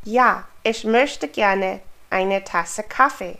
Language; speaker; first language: German; non-native, fluent; English